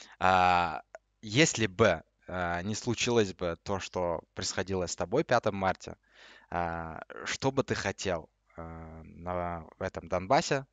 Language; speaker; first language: Russian; non-native, local second language; Uzbek